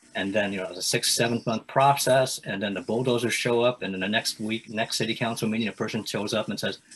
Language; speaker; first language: English; native; English